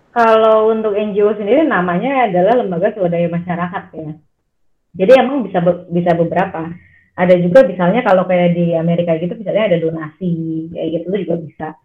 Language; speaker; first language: Indonesian; native; Indonesian